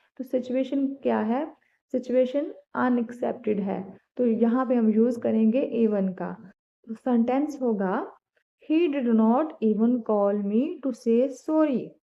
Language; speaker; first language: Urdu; native; Urdu